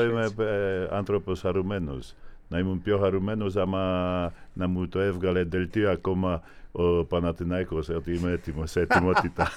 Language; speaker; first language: Greek; non-native, fluent; Polish